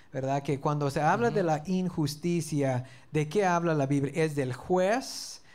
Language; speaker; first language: Spanish; early bilingual, heritage; Spanish